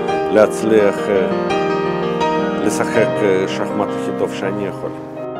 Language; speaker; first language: Hebrew; non-native, fluent; Russian